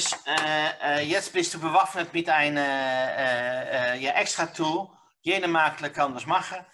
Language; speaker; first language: German; non-native, learner; Dutch